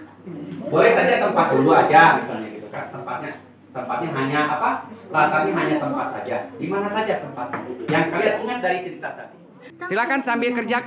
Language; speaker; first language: Indonesian; native; Indonesian